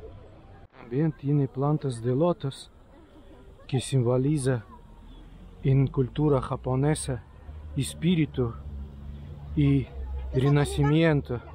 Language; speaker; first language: Spanish; non-native, learner; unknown